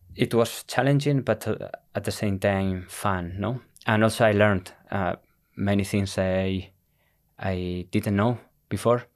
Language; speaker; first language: English; non-native, fluent; Spanish